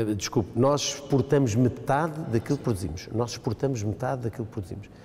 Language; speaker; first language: Portuguese; native; Portuguese